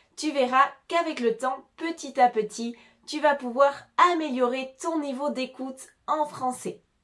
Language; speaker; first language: French; native; French